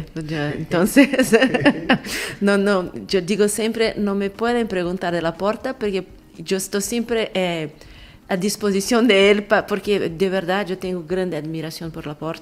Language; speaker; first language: Spanish; non-native, fluent; Portuguese